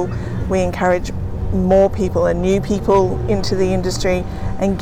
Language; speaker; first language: English; native; English